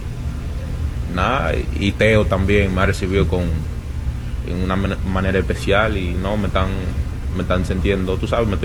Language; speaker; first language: Spanish; early bilingual, heritage; Spanish